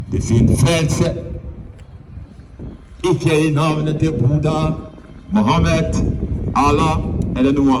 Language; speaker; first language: Norwegian; non-native, fluent; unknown